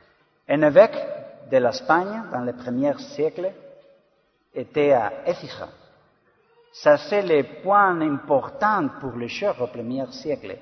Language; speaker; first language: French; non-native, learner; Spanish